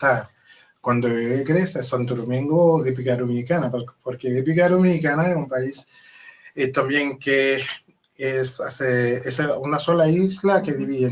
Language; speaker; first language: Spanish; non-native, learner; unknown